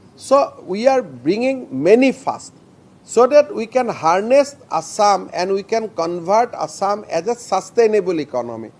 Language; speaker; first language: English; non-native, local second language; Assamese